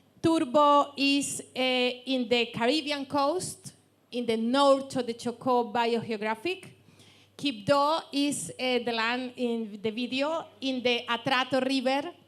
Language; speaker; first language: English; non-native, learner; Spanish